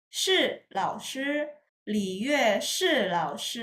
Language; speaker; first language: Chinese; non-native, fluent; Indonesian